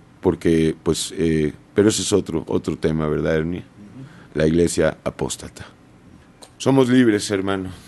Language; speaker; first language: Spanish; native; Spanish